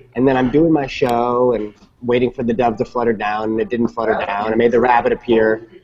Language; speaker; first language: English; native; English